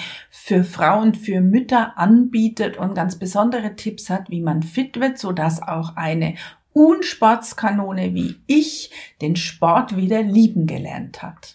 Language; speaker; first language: German; native; German